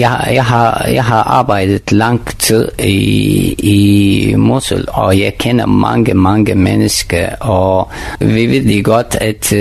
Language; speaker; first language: Danish; non-native, learner; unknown